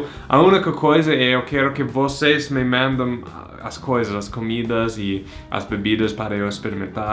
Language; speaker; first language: Portuguese; non-native, fluent; English